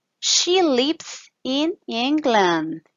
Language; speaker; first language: English; non-native, fluent; Spanish